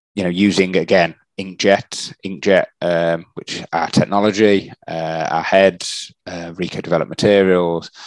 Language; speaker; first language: English; native; English